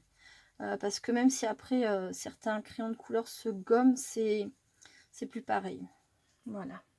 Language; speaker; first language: French; native; French